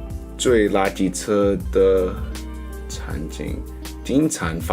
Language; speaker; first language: Chinese; non-native, learner; English